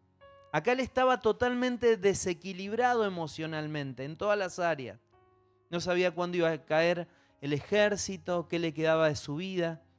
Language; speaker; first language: Spanish; native; Spanish